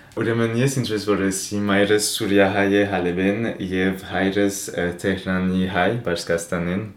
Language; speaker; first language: Armenian; early bilingual, heritage; Armenian